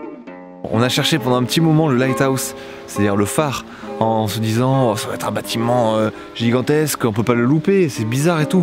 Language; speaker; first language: French; native; French